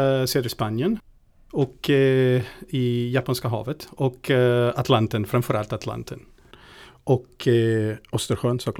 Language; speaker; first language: Swedish; non-native, fluent; Portuguese